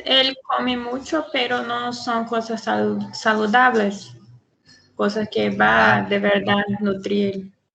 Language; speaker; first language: Spanish; non-native, learner; Portuguese